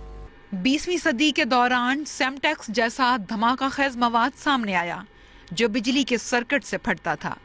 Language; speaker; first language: Urdu; native; Urdu